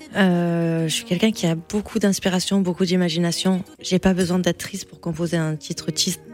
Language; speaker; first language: French; native; French